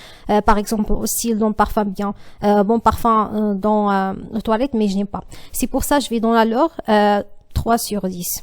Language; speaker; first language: French; non-native, learner; Arabic